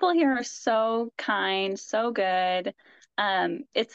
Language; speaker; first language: English; native; English